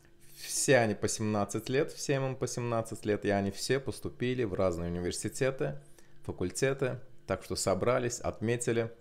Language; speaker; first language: Russian; non-native, local second language; Azerbaijani